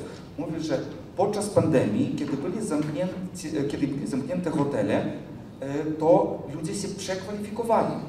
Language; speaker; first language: Polish; non-native, fluent; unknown